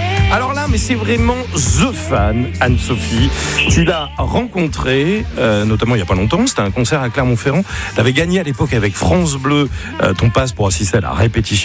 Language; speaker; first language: French; native; French